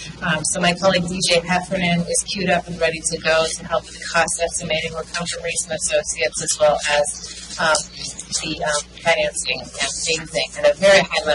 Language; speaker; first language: English; native; English